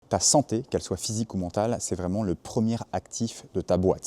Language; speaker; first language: French; native; French